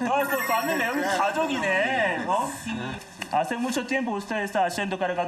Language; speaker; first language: Spanish; non-native, learner; Korean